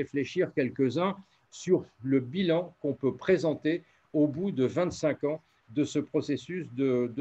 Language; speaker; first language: French; native; French